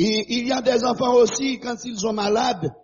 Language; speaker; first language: French; non-native, learner; Portuguese